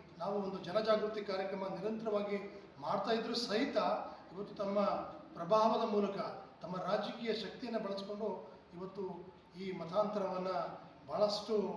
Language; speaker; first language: Kannada; non-native, local second language; Lambadi